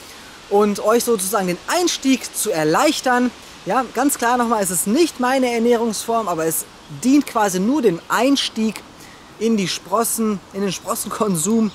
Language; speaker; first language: German; native; German